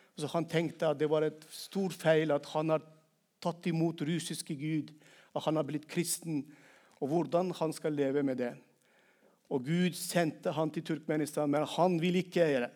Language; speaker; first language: Norwegian; non-native, fluent; Turkmen